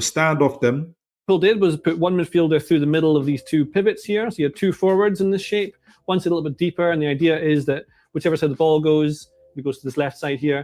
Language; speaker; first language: English; native; English